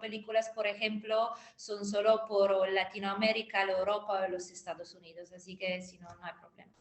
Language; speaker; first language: Spanish; non-native, fluent; Italian